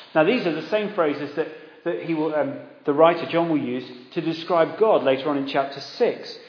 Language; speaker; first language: English; native; English